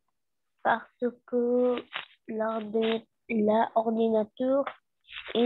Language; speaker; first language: French; non-native, learner; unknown